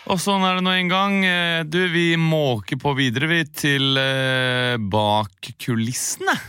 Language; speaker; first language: Norwegian; native; Norwegian